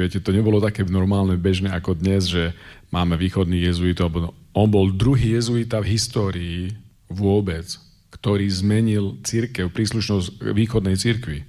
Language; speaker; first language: Slovak; native; Slovak